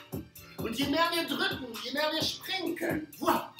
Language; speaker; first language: German; non-native, fluent; French